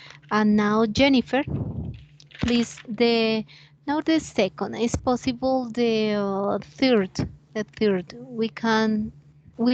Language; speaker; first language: English; non-native, learner; Spanish